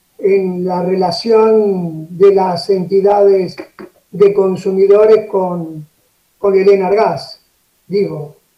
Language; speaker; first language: Spanish; native; Spanish